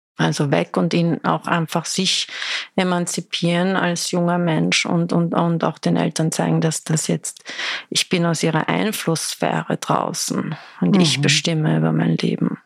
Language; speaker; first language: German; early bilingual, other home language; Persian